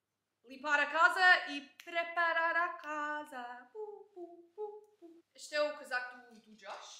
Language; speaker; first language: Portuguese; early bilingual, heritage; Portuguese